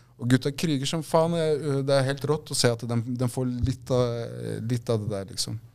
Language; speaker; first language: Norwegian; early bilingual, other home language; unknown